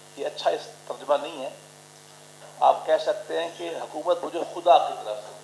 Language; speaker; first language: Urdu; non-native, local second language; Punjabi